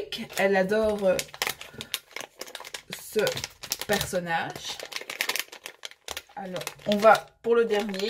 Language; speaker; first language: French; native; French